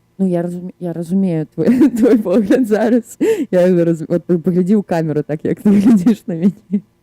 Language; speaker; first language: Belarusian; non-native, local second language; Russian